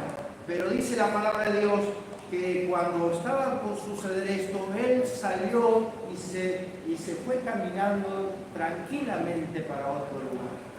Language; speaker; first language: Spanish; native; Spanish